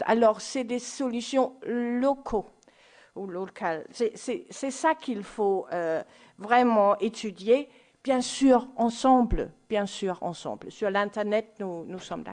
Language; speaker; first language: French; non-native, fluent; Danish